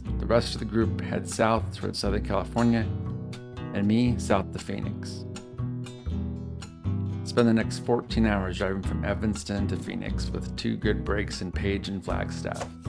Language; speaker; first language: English; native; English